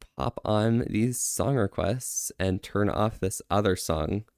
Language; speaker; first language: English; native; English